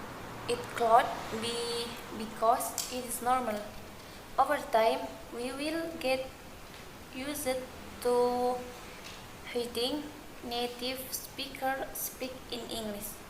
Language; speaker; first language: English; non-native, learner; Indonesian